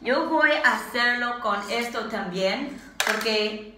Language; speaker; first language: Spanish; non-native, learner; English